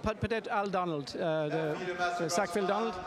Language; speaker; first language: French; non-native, learner; English